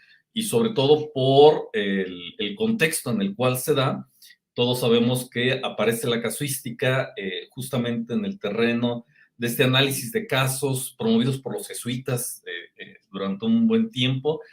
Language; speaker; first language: Spanish; native; Spanish